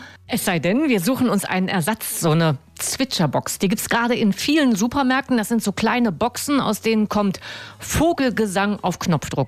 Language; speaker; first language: German; native; German